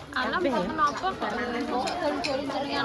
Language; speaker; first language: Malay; non-native, local second language; Javanese